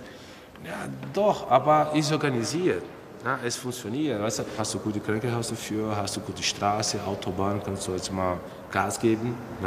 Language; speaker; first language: German; early bilingual, heritage; Portuguese